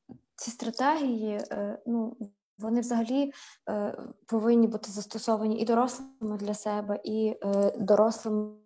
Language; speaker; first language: Ukrainian; native; Ukrainian